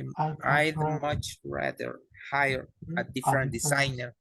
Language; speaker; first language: English; non-native, learner; Spanish